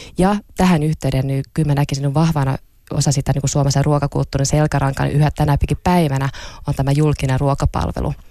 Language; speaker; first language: Finnish; non-native, local second language; Swedish